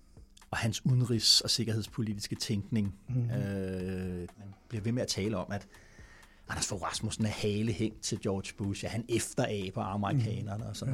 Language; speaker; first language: Danish; native; Danish